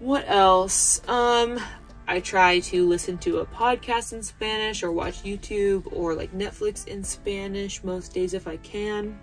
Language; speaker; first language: English; native; English